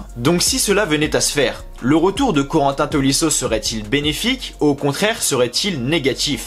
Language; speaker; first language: French; native; French